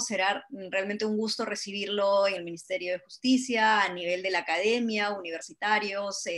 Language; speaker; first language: Spanish; native; Spanish